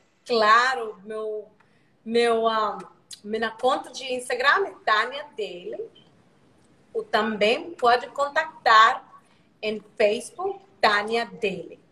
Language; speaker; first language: Portuguese; non-native, learner; Spanish